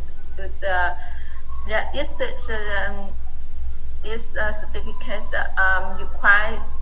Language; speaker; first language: English; non-native, learner; Vietnamese